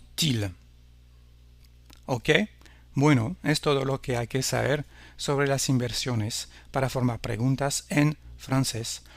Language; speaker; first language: Spanish; non-native, fluent; French